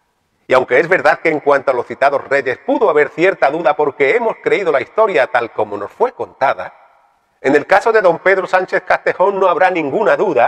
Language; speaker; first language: Spanish; native; Spanish